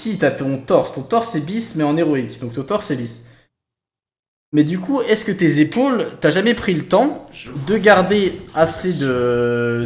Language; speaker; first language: French; native; French